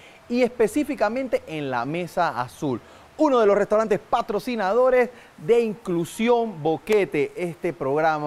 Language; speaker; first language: Spanish; native; Spanish